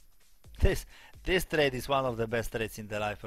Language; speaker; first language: English; non-native, learner; Polish